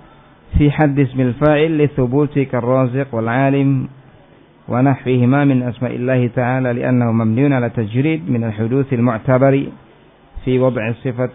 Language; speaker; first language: Arabic; non-native, fluent; Indonesian